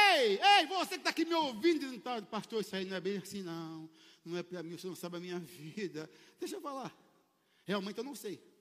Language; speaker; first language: Portuguese; native; Portuguese